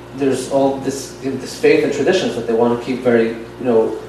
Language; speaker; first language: English; non-native, fluent; Yiddish